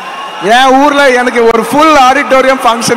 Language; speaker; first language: Tamil; non-native, local second language; Telugu